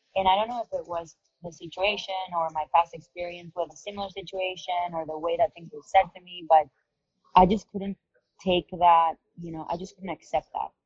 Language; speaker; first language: English; non-native, fluent; Spanish